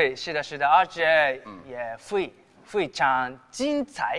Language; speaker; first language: Chinese; non-native, learner; Japanese